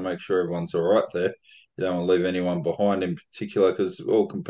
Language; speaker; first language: English; native; English